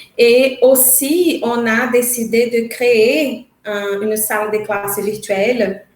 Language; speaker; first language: French; non-native, fluent; Portuguese